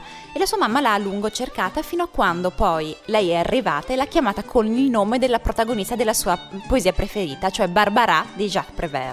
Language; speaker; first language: Italian; native; Italian